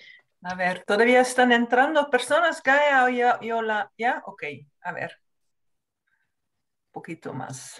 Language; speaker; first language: Spanish; non-native, fluent; Dutch